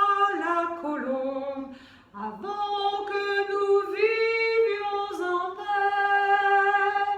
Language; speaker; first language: French; native; French